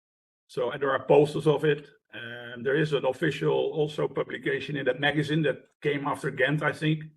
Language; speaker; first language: English; non-native, fluent; Dutch